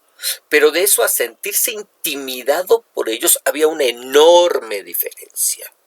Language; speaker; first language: Spanish; native; Spanish